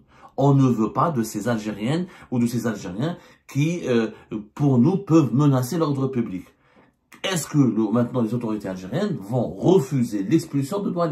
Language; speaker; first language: French; non-native, local second language; Arabic